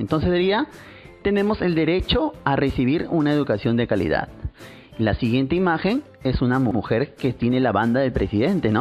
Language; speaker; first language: Spanish; native; Spanish